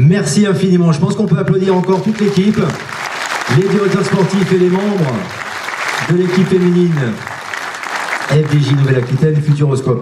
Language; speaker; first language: French; native; French